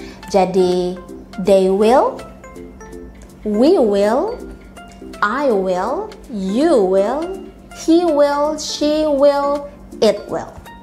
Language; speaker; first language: English; non-native, fluent; Indonesian